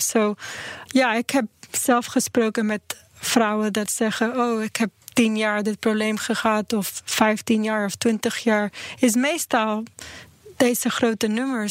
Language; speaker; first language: Dutch; non-native, learner; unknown